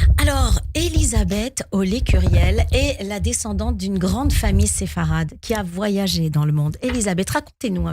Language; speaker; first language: French; native; French